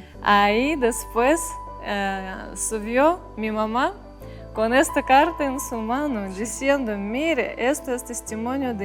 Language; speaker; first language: Spanish; non-native, fluent; Russian